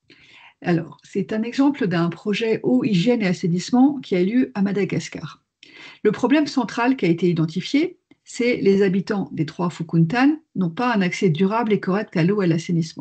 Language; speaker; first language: French; native; French